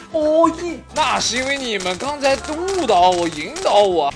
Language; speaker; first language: Chinese; native; Chinese